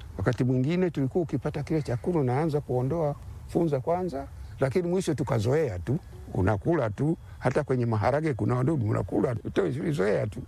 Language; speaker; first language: Swahili; non-native, local second language; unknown